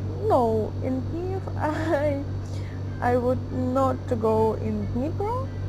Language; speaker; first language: English; non-native, learner; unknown